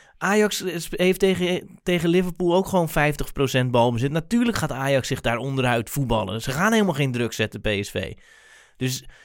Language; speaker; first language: Dutch; native; Dutch